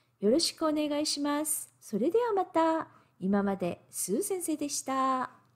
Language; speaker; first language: Japanese; non-native, fluent; Korean